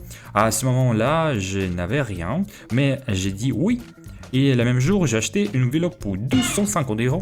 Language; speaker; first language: French; non-native, fluent; Russian